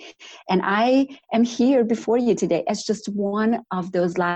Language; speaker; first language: English; non-native, fluent; Romanian